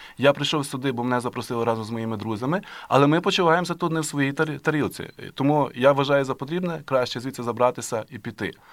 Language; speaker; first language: Ukrainian; native; Ukrainian